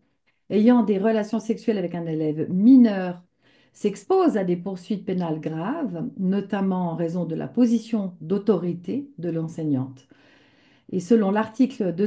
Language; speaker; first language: French; native; French